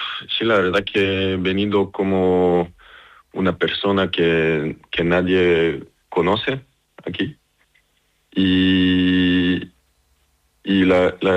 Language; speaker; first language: Spanish; non-native, fluent; French